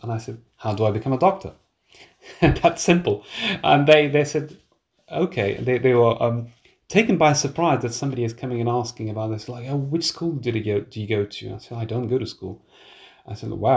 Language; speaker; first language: English; non-native, fluent; Persian